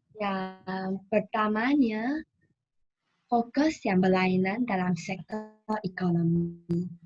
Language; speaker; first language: Malay; non-native, local second language; Chinese